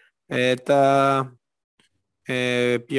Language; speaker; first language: Russian; non-native, learner; Spanish